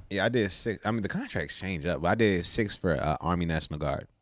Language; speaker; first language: English; native; English